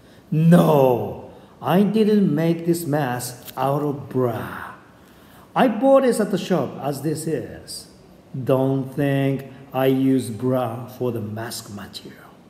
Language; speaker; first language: English; non-native, fluent; Japanese